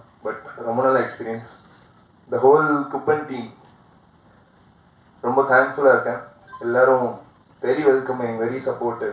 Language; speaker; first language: Tamil; non-native, fluent; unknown